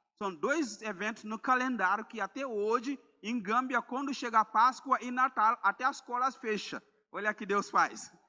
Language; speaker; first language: Portuguese; non-native, fluent; Mandingo